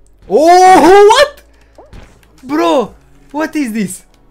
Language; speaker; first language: English; non-native, learner; Romanian